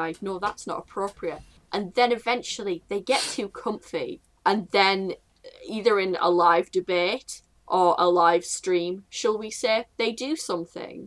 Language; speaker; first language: English; native; English